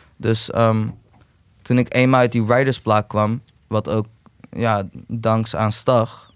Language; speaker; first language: Dutch; early bilingual, other home language; Turkish